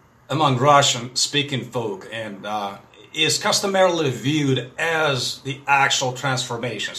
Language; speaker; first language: English; non-native, fluent; Russian